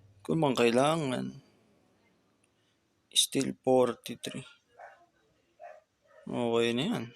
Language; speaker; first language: Filipino; native; Filipino